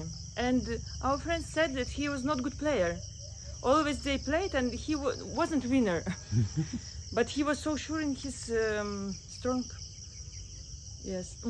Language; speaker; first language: English; non-native, learner; Russian